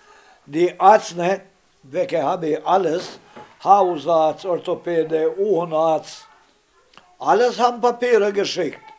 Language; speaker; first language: German; non-native, learner; Romany